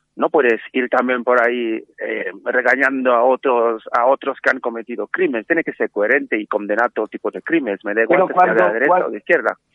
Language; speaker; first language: Spanish; non-native, fluent; French